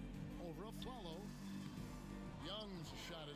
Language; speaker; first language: English; native; English